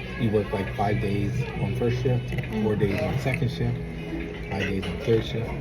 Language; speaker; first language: English; native; English